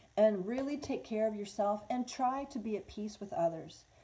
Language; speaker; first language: English; native; English